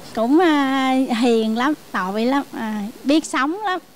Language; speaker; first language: Vietnamese; native; Vietnamese